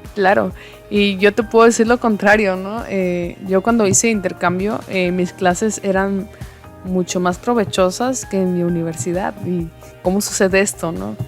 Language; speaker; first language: Spanish; native; Spanish